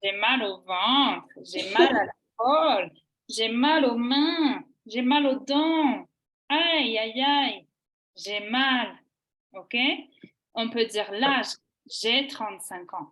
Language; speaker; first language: French; native; French